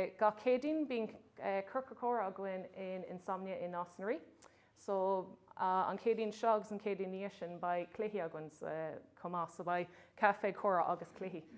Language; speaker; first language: Irish; non-native, local second language; English